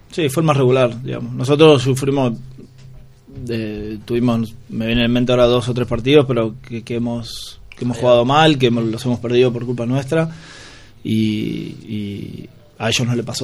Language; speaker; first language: Spanish; native; Spanish